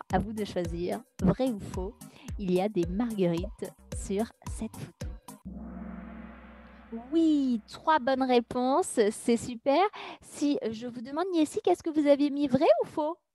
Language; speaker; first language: French; native; French